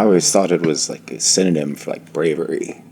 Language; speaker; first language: English; native; English